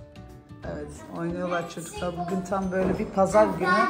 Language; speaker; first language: Turkish; early bilingual, heritage; Turkish